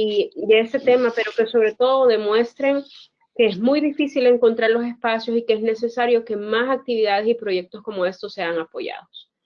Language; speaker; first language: Spanish; native; Spanish